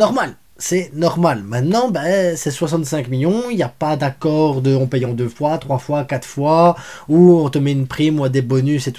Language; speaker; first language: French; native; French